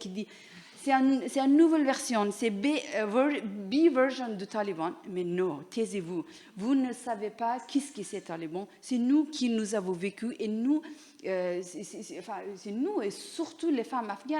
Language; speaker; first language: French; non-native, learner; Persian